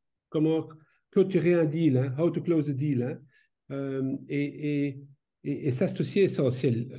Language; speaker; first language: French; native; French